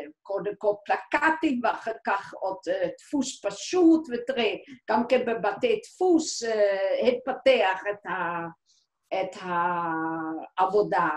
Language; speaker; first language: Hebrew; non-native, fluent; Dutch